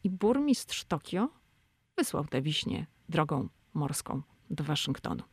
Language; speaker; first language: Polish; native; Polish